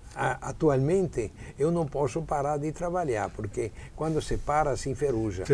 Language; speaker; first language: Portuguese; non-native, fluent; Italian